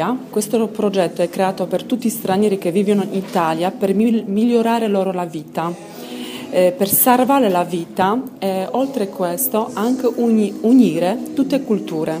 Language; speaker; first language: Italian; non-native, learner; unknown